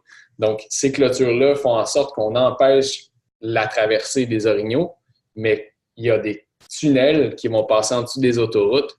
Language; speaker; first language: French; native; French